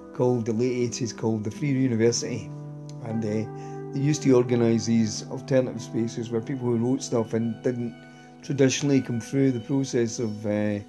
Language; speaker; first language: English; native; English